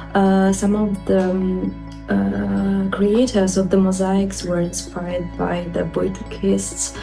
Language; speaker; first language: English; non-native, fluent; Ukrainian